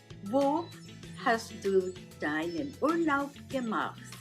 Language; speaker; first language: German; non-native, fluent; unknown